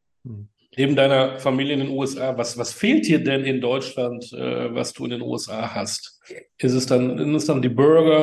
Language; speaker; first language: German; native; German